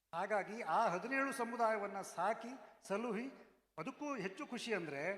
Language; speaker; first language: Kannada; non-native, local second language; Konkani